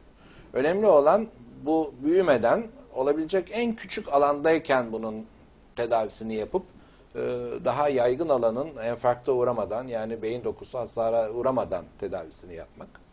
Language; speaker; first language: Turkish; native; Turkish